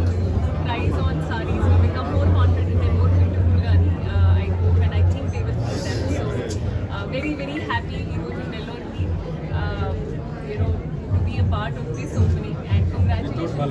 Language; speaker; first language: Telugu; non-native, learner; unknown